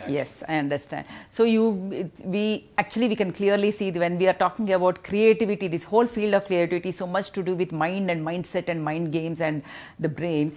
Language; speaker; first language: English; non-native, local second language; Telugu